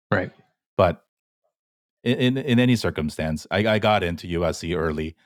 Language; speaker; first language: English; early bilingual, other home language; Korean